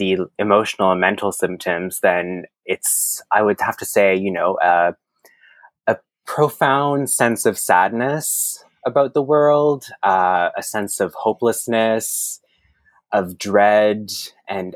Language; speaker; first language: English; non-native, fluent; French